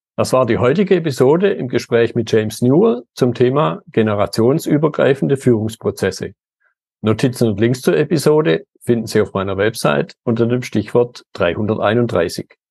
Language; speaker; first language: German; native; German